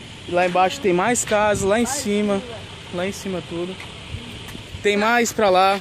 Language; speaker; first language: Portuguese; native; Portuguese